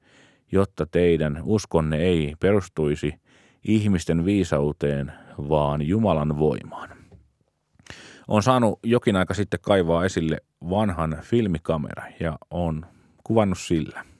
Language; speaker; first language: Finnish; native; Finnish